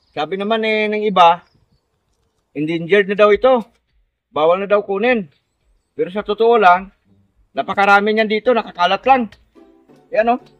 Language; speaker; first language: Filipino; non-native, local second language; Cebuano